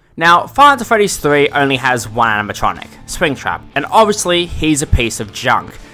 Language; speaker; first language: English; native; English